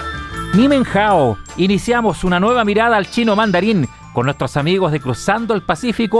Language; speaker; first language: Spanish; native; Spanish